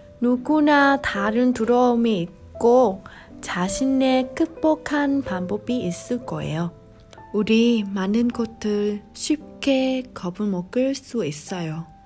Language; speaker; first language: Korean; non-native, learner; Vietnamese